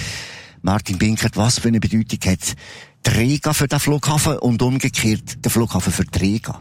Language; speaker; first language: German; native; German